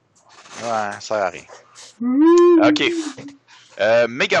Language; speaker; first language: French; native; French